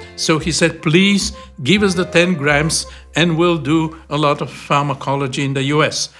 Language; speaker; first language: English; non-native, fluent; Bulgarian